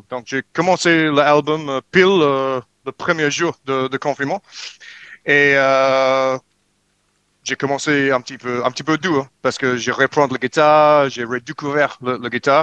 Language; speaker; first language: French; non-native, learner; English